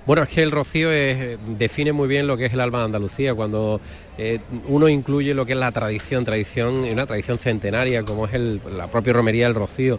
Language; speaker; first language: Spanish; native; Spanish